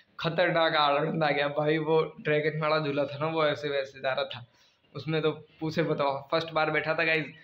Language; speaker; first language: Hindi; native; Hindi